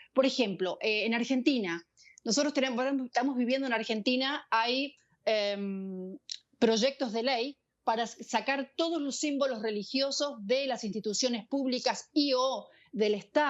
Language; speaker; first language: Spanish; native; Spanish